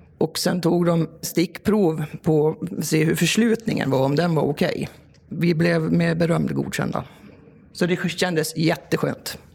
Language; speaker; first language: Swedish; native; Swedish